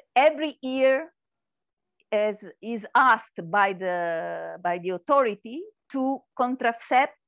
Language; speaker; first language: English; non-native, learner; Italian